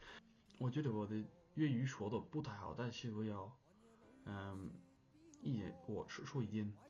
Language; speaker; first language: Chinese; non-native, learner; English